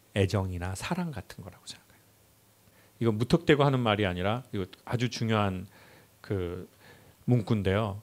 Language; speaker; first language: Korean; native; Korean